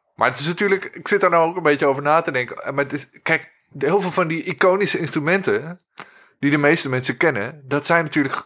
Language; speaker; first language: Dutch; native; Dutch